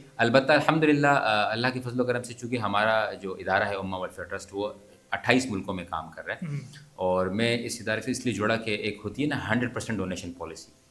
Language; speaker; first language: Urdu; non-native, local second language; Pashto